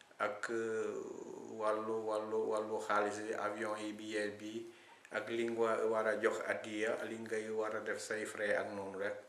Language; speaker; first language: Wolof; non-native, fluent; Italian